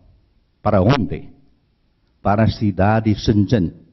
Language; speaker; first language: Portuguese; non-native, learner; Chinese